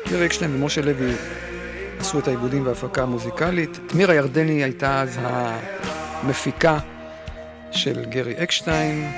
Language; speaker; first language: Hebrew; native; Hebrew